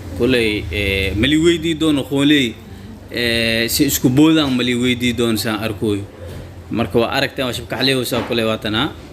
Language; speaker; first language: Somali; native; Somali